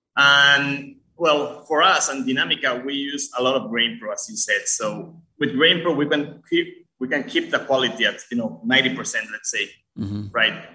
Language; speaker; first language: English; early bilingual, other home language; Spanish